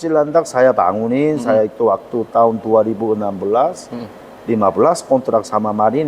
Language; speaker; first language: Indonesian; non-native, learner; Korean